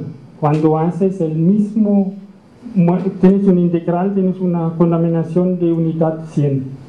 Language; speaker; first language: Spanish; non-native, learner; German